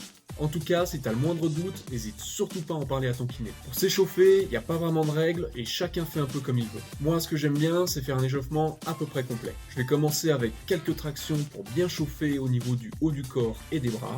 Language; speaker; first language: French; native; French